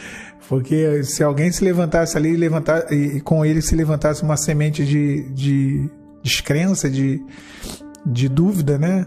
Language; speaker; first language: Portuguese; native; Portuguese